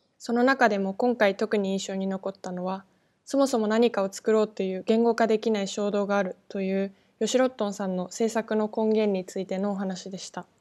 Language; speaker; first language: Japanese; native; Japanese